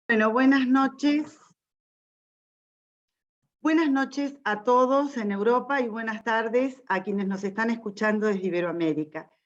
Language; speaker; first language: Spanish; native; Spanish